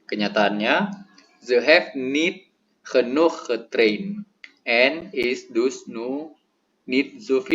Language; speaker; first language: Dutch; non-native, learner; Indonesian